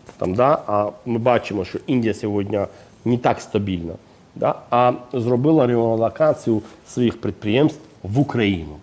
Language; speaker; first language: Ukrainian; non-native, fluent; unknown